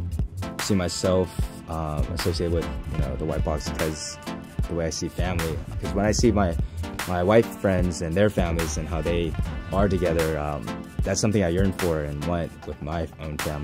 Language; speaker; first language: English; early bilingual, other home language; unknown